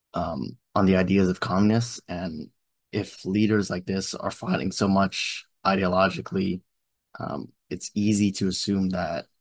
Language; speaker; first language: English; native; English